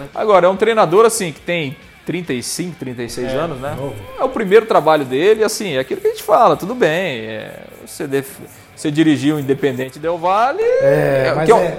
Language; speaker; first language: Portuguese; native; Portuguese